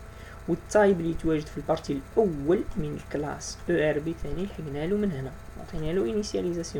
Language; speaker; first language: Arabic; native; Arabic